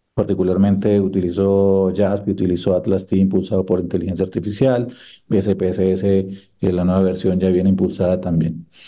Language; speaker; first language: Spanish; native; Spanish